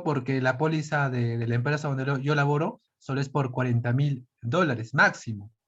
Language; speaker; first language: Spanish; native; Spanish